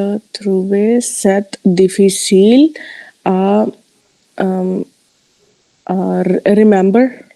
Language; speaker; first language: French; non-native, learner; Hindi